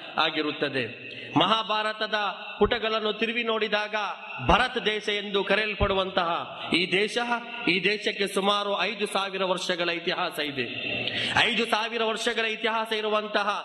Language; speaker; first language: Kannada; non-native, local second language; Badaga